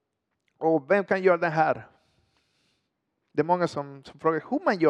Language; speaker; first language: Swedish; non-native, fluent; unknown